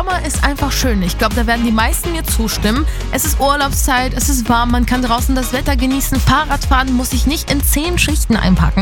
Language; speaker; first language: German; native; German